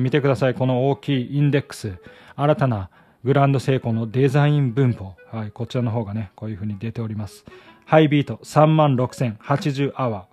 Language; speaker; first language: Japanese; native; Japanese